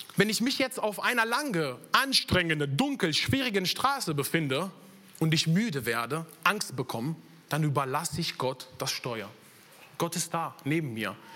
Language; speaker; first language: German; non-native, fluent; Italian